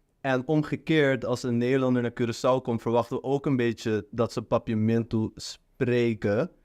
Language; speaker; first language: Dutch; non-native, local second language; Papiamento